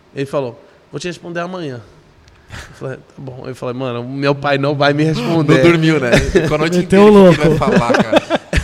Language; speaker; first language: Portuguese; non-native, fluent; English